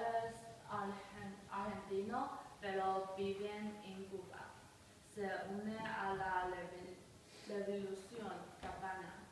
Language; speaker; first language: Spanish; non-native, learner; English